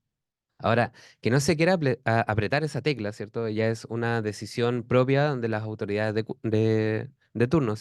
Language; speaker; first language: Spanish; native; Spanish